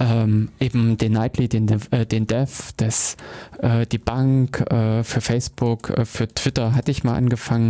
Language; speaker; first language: German; native; German